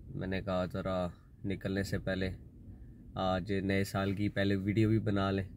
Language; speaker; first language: Urdu; non-native, local second language; Punjabi